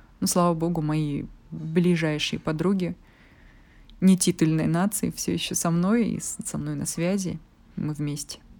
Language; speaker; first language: Russian; native; Russian